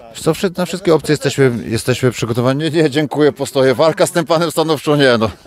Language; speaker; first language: Polish; native; Polish